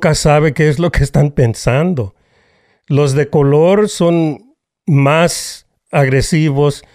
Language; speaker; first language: Spanish; early bilingual, heritage; Spanish